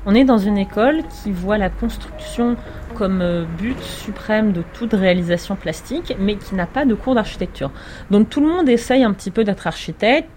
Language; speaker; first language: French; native; French